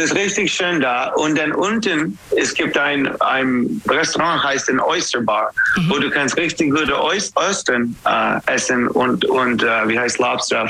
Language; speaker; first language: German; non-native, learner; English